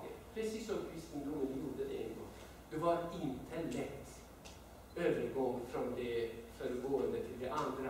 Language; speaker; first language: Swedish; non-native, fluent; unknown